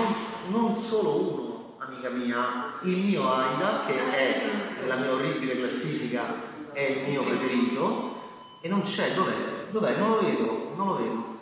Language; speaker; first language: Italian; native; Italian